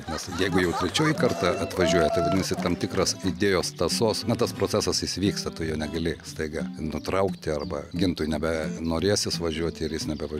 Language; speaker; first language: Lithuanian; native; Lithuanian